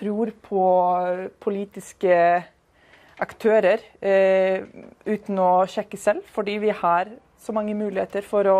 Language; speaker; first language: Norwegian; non-native, fluent; Icelandic